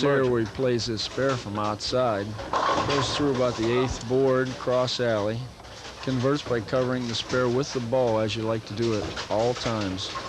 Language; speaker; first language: English; native; English